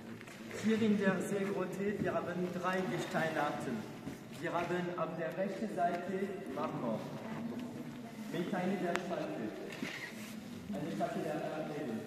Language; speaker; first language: German; non-native, learner; French